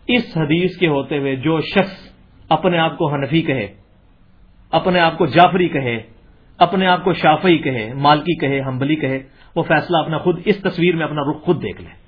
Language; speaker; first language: Urdu; non-native, local second language; Punjabi